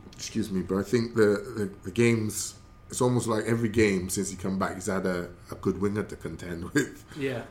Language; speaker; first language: English; native; English